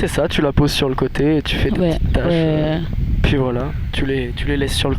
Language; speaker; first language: French; native; French